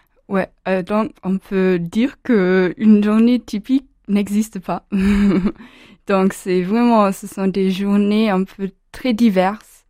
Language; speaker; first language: French; non-native, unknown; German